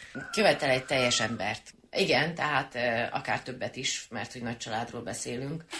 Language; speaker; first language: Hungarian; native; Hungarian